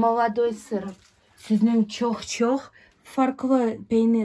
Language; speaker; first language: Turkish; non-native, learner; Russian